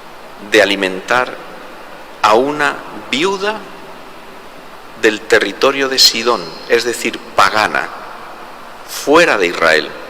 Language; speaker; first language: Spanish; native; Spanish